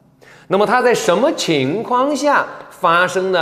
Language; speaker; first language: Chinese; native; Chinese